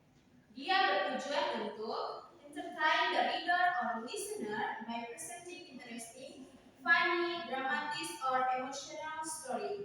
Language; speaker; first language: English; non-native, learner; Indonesian